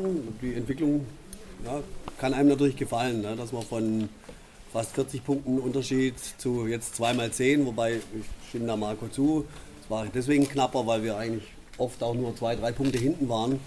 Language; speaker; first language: German; native; German